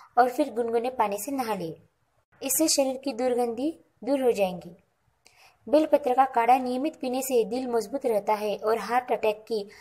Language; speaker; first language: Hindi; non-native, local second language; Marathi